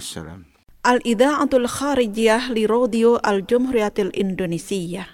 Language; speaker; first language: Arabic; non-native, fluent; Indonesian